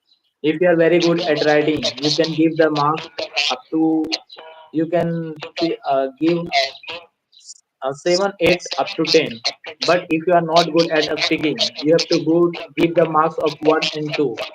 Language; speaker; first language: English; non-native, fluent; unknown